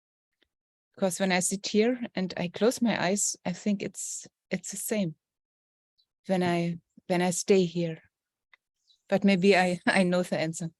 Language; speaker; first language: English; non-native, learner; German